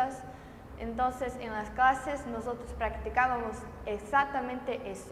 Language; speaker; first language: Spanish; non-native, fluent; Portuguese